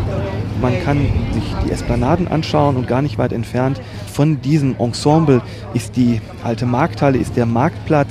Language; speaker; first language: German; native; German